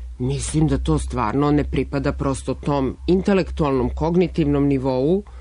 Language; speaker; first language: Serbian; native; Serbian